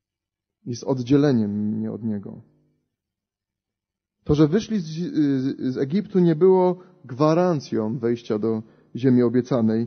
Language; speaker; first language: Polish; native; Polish